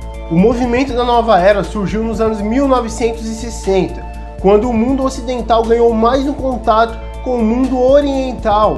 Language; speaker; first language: Portuguese; native; Portuguese